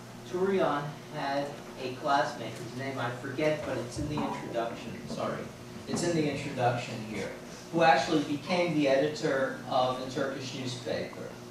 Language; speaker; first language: English; native; English